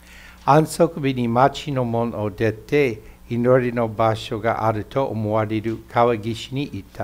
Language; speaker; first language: Japanese; non-native, fluent; English